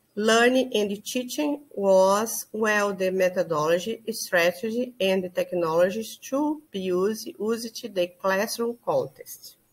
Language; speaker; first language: English; non-native, learner; Portuguese